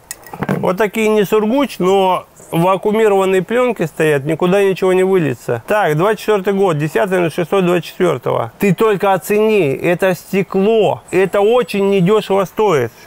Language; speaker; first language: Russian; native; Russian